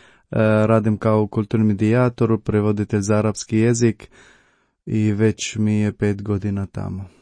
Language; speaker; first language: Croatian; non-native, learner; Arabic